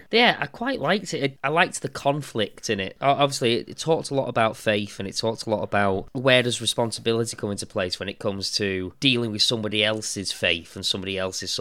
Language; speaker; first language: English; native; English